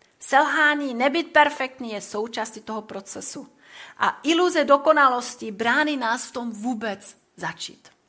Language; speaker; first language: Czech; non-native, fluent; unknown